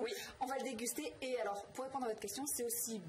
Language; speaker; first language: French; native; French